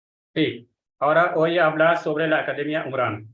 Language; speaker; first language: Spanish; non-native, fluent; Hindi